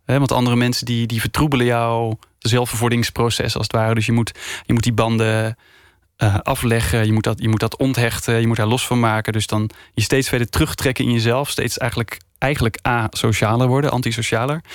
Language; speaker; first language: Dutch; native; Dutch